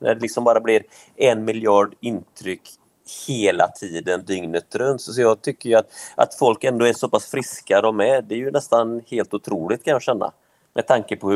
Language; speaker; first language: Swedish; native; Swedish